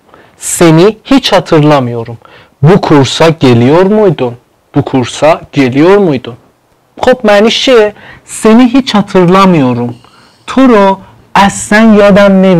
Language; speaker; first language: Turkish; non-native, fluent; Persian